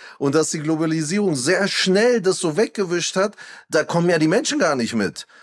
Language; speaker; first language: German; early bilingual, other home language; Turkish